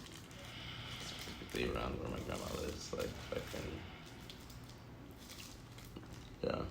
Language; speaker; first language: English; native; English